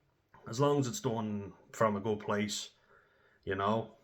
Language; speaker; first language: English; native; English